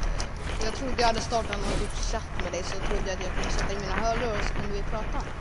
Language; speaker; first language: Swedish; native; Swedish